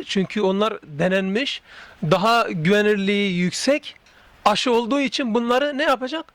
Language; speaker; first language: Turkish; native; Turkish